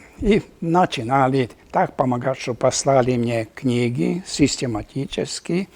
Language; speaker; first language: Russian; non-native, fluent; Hungarian